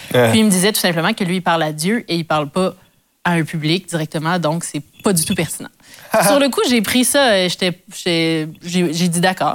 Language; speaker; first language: French; native; French